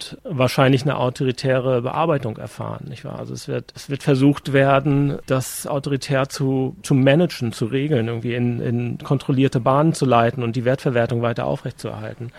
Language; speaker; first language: German; native; German